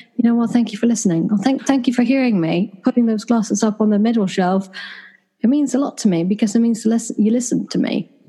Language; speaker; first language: English; non-native, fluent; Swedish